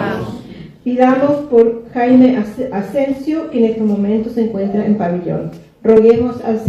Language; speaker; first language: Spanish; native; Spanish